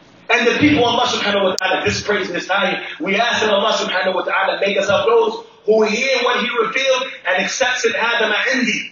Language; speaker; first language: English; native; English